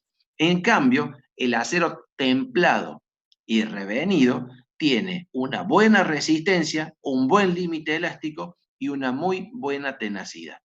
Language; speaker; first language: Spanish; native; Spanish